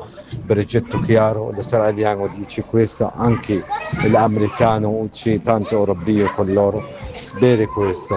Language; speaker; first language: Italian; non-native, learner; Arabic